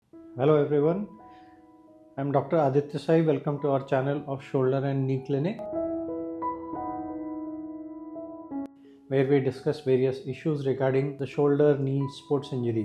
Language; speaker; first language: English; non-native, local second language; Hindi